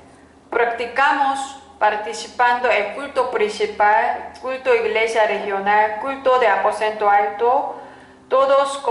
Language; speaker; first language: Spanish; non-native, fluent; Korean